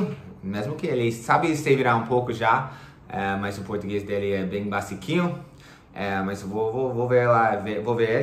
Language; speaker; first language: Portuguese; non-native, fluent; English